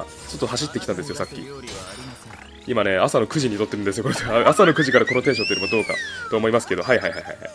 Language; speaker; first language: Japanese; native; Japanese